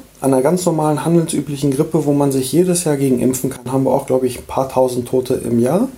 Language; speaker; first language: German; early bilingual, other home language; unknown